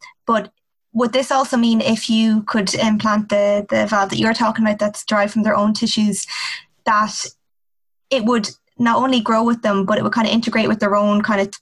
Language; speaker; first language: English; native; English